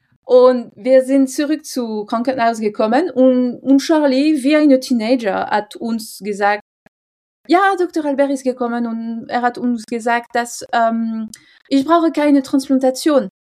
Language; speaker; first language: German; non-native, fluent; French